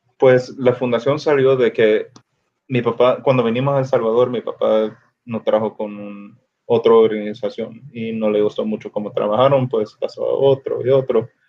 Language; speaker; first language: Spanish; early bilingual, other home language; English